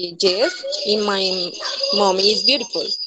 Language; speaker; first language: English; non-native, learner; Spanish